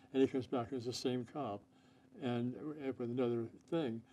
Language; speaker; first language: English; native; English